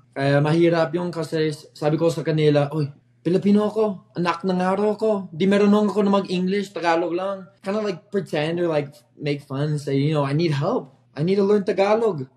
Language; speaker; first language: Filipino; non-native, fluent; English